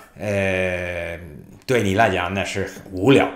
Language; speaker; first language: Chinese; non-native, fluent; English